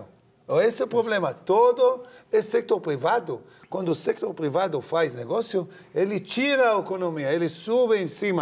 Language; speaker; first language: Portuguese; non-native, learner; Hebrew